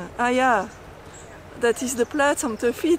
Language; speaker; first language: Dutch; non-native, learner; French